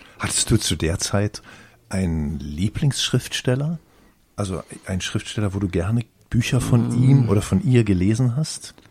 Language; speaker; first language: German; native; German